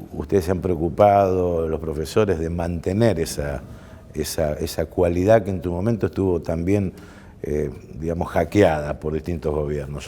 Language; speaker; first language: Spanish; native; Spanish